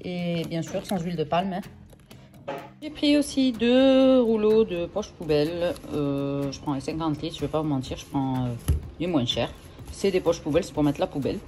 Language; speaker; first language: French; native; French